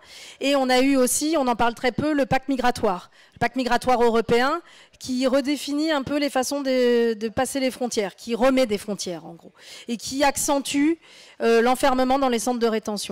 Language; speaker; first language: French; native; French